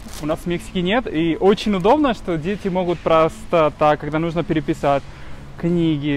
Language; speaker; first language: Russian; non-native, fluent; Spanish